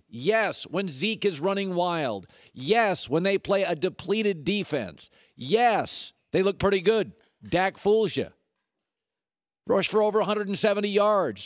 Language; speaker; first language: English; native; English